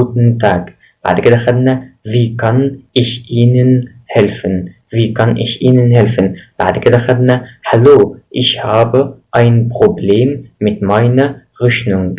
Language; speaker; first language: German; non-native, fluent; Arabic